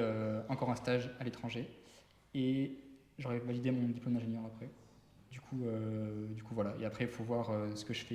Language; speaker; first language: French; native; French